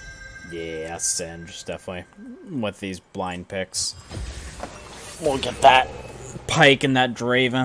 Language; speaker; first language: English; native; English